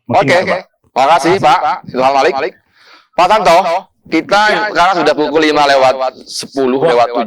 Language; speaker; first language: Indonesian; native; Indonesian